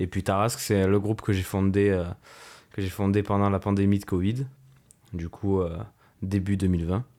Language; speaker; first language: French; native; French